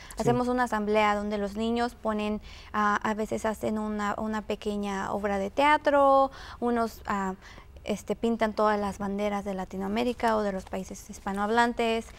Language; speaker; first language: Spanish; native; Spanish